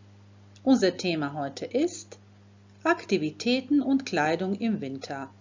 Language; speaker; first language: German; non-native, fluent; Croatian